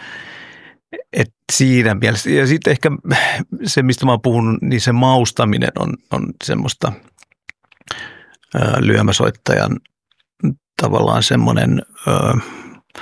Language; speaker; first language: Finnish; early bilingual, other home language; Oromo